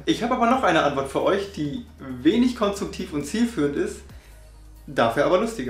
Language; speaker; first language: German; native; German